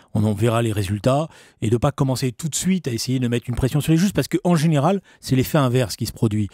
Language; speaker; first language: French; native; French